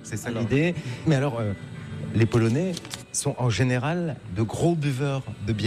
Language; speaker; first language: French; native; French